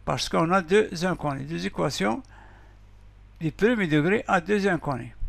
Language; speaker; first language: French; non-native, local second language; Arabic